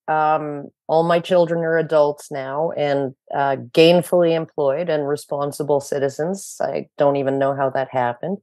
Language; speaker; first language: English; native; English